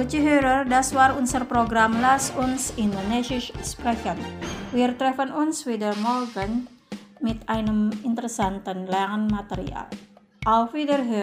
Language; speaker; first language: German; non-native, fluent; Indonesian